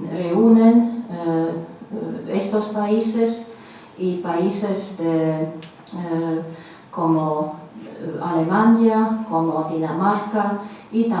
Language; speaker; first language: Spanish; non-native, fluent; Latvian